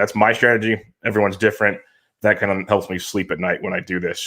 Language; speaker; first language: English; native; English